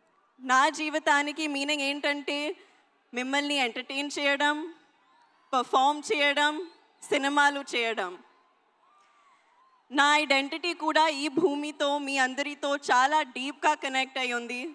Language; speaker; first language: Telugu; non-native, learner; Hindi